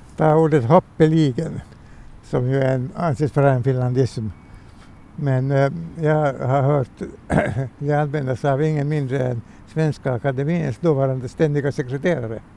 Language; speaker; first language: Swedish; native; Swedish